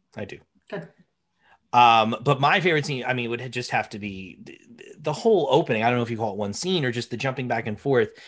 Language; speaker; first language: English; native; English